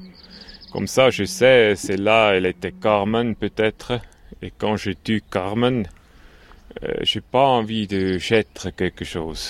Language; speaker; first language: French; non-native, local second language; German